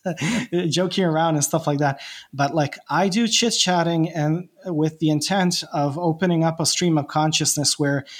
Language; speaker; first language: English; non-native, fluent; Bosnian